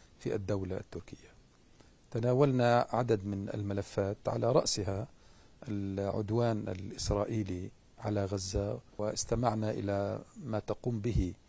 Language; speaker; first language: Arabic; native; Arabic